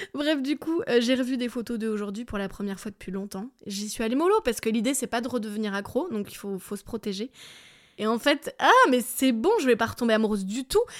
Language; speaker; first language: French; early bilingual, other home language; English